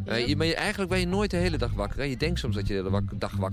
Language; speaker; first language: Dutch; native; Dutch